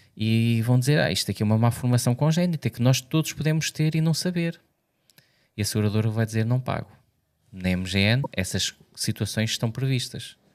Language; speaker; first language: Portuguese; native; Portuguese